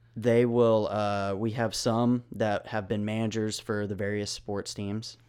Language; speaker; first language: English; native; English